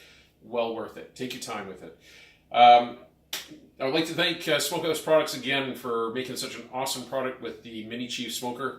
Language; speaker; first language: English; native; English